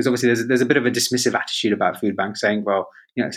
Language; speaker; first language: English; native; English